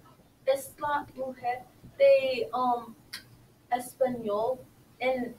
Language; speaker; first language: Spanish; non-native, learner; English